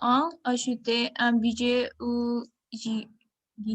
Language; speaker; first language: French; non-native, learner; Spanish